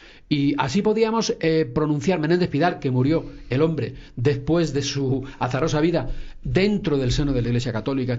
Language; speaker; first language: Spanish; native; Spanish